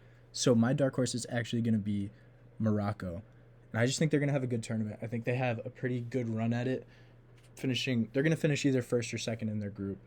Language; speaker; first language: English; native; English